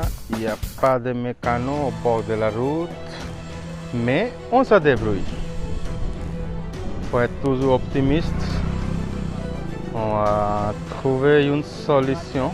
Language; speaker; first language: French; non-native, fluent; Hindi